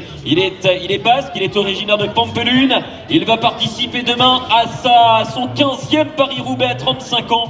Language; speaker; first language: French; native; French